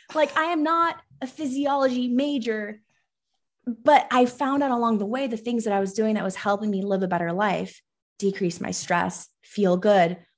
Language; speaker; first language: English; early bilingual, other home language; Persian